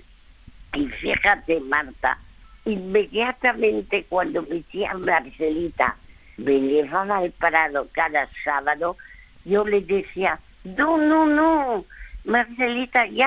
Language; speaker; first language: Spanish; early bilingual, other home language; French